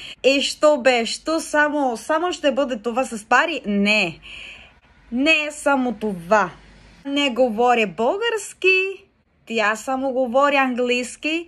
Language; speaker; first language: Bulgarian; non-native, learner; Spanish